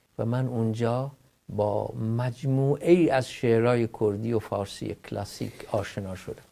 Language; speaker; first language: Persian; non-native, local second language; Central Kurdish